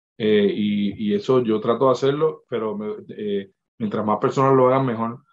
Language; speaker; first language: Spanish; native; Spanish